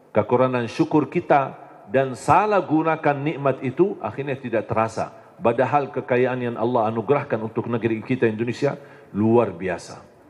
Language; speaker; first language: Indonesian; non-native, fluent; Arabic